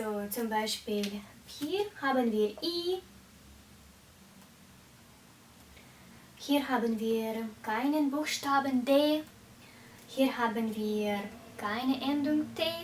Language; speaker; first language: German; non-native, fluent; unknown